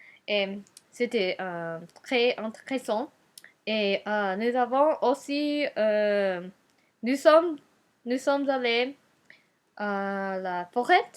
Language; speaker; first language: French; non-native, learner; Japanese